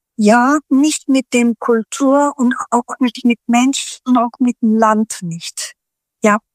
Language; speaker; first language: German; early bilingual, other home language; Turkish